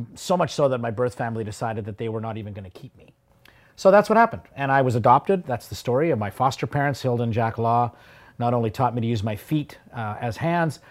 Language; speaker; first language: English; native; English